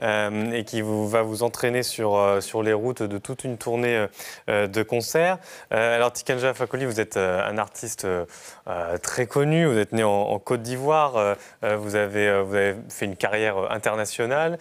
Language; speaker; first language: French; native; French